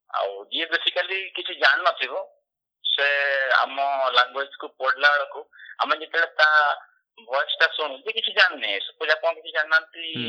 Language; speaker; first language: Odia; non-native, local second language; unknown